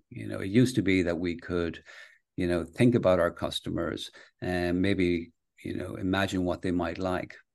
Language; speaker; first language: English; native; English